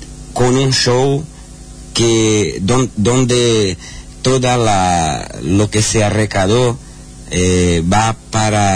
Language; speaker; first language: Spanish; non-native, learner; Portuguese